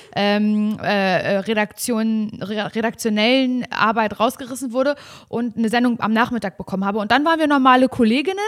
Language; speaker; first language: German; native; German